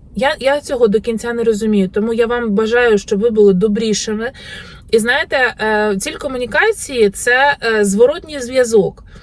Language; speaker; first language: Ukrainian; native; Ukrainian